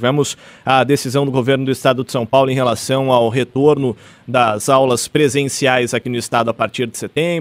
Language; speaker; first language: Portuguese; native; Portuguese